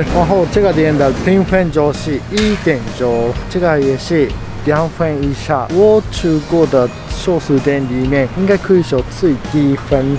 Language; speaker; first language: Chinese; non-native, fluent; Japanese